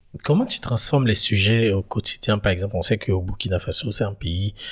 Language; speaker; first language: French; native; French